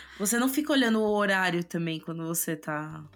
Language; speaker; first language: Portuguese; native; Portuguese